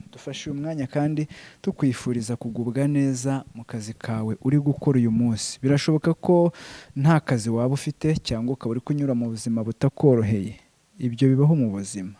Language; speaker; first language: Kinyarwanda; native; Kinyarwanda